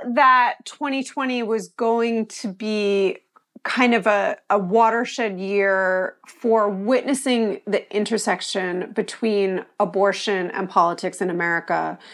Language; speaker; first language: English; native; English